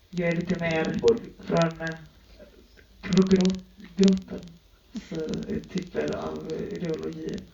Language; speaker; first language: Swedish; early bilingual, other home language; Spanish